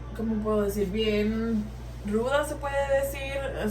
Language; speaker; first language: Spanish; early bilingual, heritage; Spanish